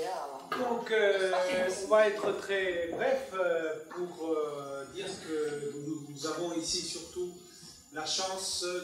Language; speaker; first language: French; native; French